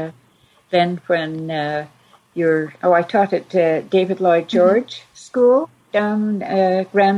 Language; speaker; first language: English; native; English